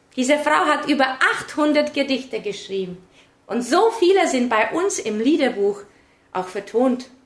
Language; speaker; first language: German; early bilingual, other home language; Czech